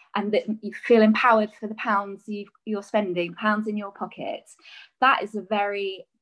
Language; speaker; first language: English; native; English